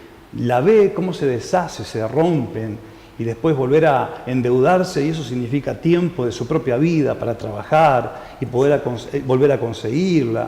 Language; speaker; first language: Spanish; native; Spanish